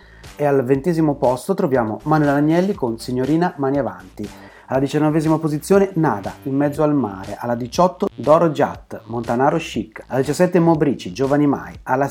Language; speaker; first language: Italian; native; Italian